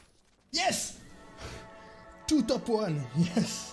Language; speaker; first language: English; non-native, learner; French